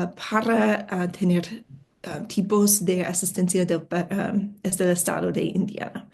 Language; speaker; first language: Spanish; non-native, fluent; English